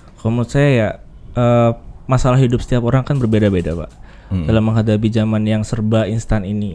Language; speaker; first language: Indonesian; native; Indonesian